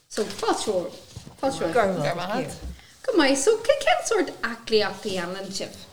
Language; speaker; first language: Irish; non-native, local second language; English